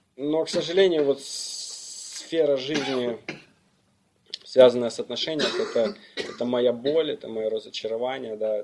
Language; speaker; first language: Russian; native; Russian